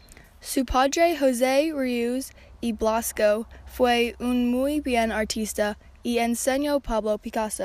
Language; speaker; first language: Spanish; non-native, learner; English